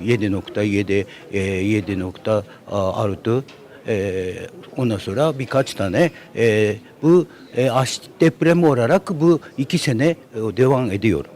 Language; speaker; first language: Turkish; non-native, learner; Japanese